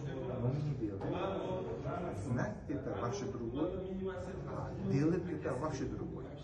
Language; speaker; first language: Russian; non-native, local second language; Uzbek